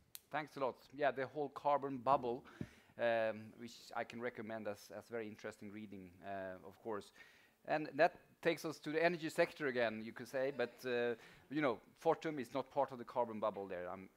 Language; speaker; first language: English; non-native, fluent; Swedish